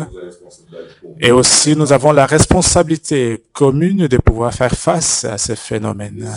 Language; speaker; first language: French; non-native, fluent; Portuguese